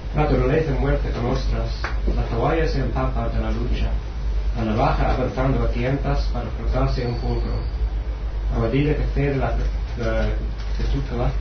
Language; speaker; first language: Spanish; non-native, fluent; English